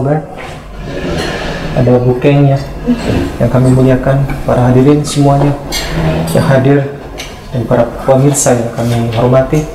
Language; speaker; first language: Indonesian; native; Indonesian